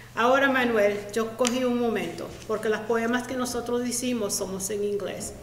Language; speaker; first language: Spanish; early bilingual, heritage; Spanish